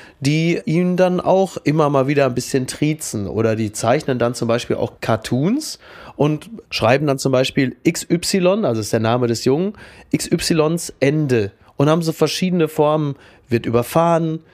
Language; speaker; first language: German; native; German